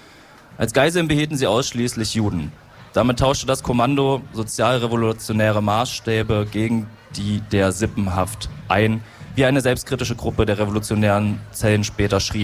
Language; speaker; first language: German; native; German